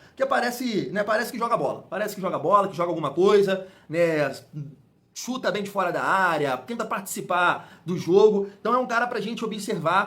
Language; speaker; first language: Portuguese; native; Portuguese